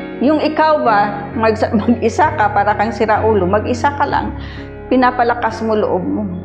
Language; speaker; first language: Filipino; non-native, local second language; Hiligaynon